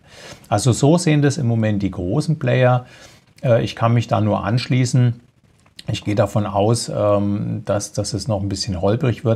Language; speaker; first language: German; native; German